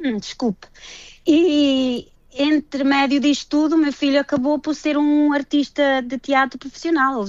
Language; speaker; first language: Portuguese; early bilingual, heritage; Portuguese